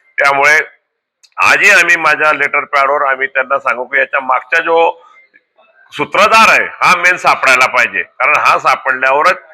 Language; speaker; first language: Marathi; native; Marathi